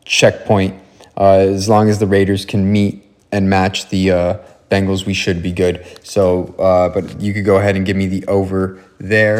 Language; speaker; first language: English; native; English